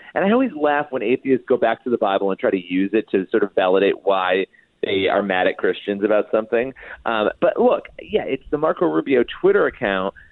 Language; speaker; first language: English; native; English